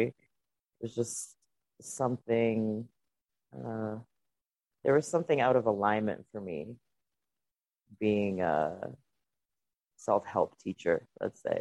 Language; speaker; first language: English; non-native, fluent; Russian